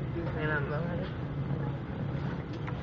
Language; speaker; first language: Hungarian; early bilingual, heritage; Hungarian